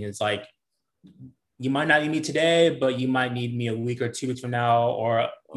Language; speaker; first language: English; native; English